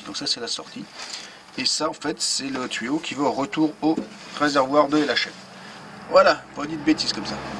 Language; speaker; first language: French; native; French